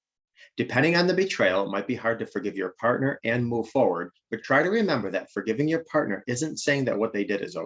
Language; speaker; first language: English; native; English